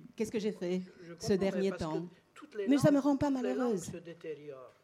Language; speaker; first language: French; non-native, fluent; Romanian